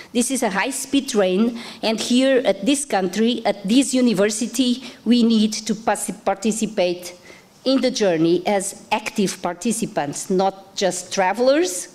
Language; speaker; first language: English; non-native, fluent; Portuguese